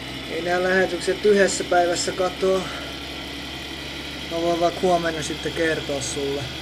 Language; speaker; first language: Finnish; native; Finnish